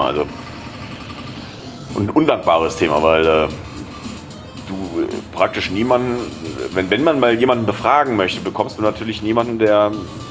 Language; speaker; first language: German; native; German